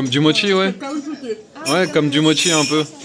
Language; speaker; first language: French; native; French